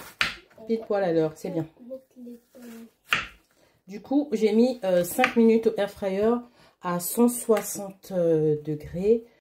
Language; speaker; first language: French; native; French